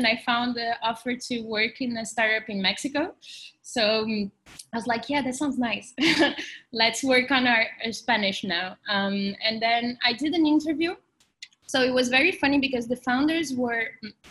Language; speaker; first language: English; non-native, fluent; Portuguese